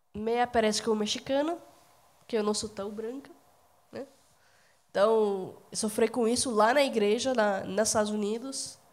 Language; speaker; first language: Portuguese; non-native, fluent; Arabic